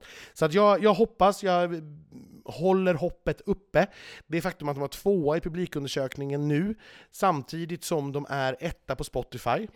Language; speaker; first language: Swedish; native; Swedish